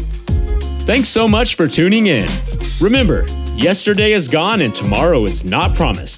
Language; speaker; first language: English; native; English